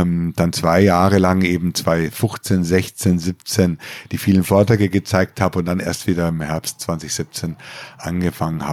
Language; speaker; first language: German; native; German